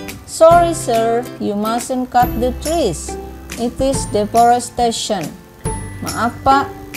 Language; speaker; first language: English; non-native, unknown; Indonesian